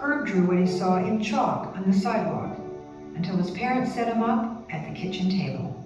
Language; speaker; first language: English; native; English